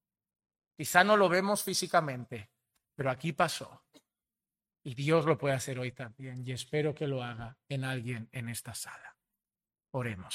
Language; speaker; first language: Spanish; native; Spanish